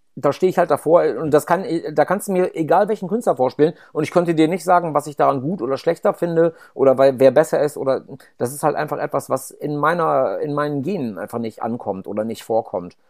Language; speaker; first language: German; native; German